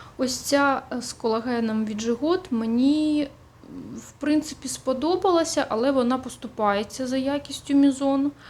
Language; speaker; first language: Ukrainian; non-native, local second language; Russian